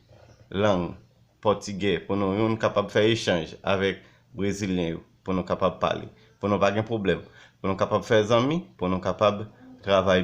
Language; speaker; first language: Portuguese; non-native, learner; Haitian Creole